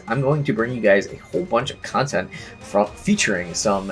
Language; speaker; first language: English; native; English